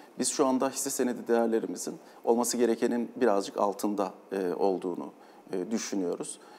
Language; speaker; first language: Turkish; native; Turkish